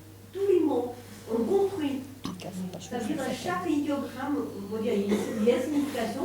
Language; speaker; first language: French; non-native, learner; Chinese